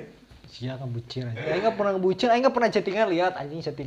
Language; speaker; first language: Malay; non-native, local second language; Sundanese